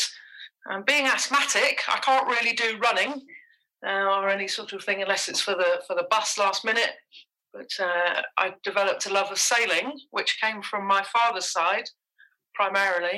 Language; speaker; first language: English; native; English